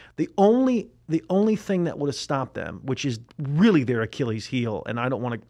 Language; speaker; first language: English; native; English